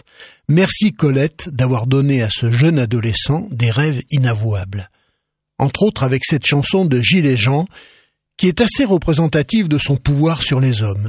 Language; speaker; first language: French; native; French